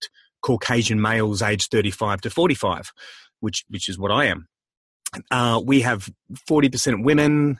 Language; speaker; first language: English; native; English